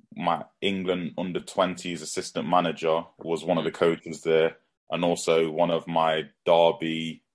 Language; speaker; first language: English; native; English